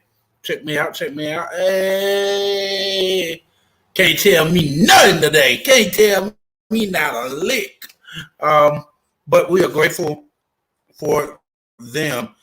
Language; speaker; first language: English; native; English